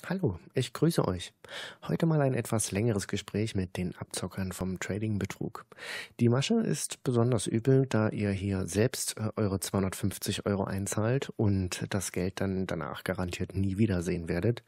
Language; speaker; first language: German; native; German